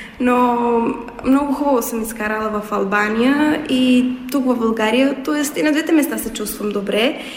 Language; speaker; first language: Bulgarian; early bilingual, heritage; Bulgarian